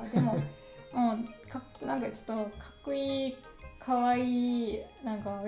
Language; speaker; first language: Japanese; non-native, learner; German